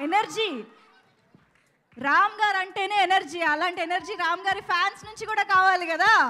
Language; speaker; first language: Telugu; native; Telugu